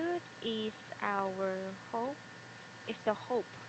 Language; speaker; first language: English; non-native, fluent; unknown